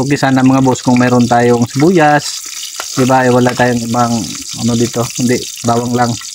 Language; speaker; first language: Filipino; non-native, local second language; Cebuano